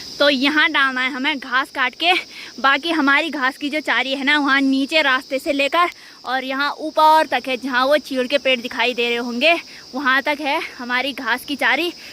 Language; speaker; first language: Hindi; native; Hindi